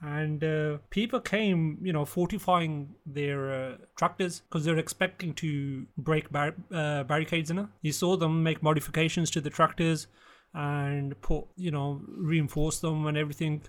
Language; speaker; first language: Punjabi; early bilingual, heritage; Punjabi